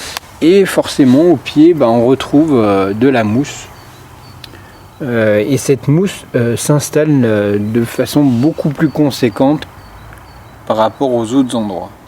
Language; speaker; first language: French; native; French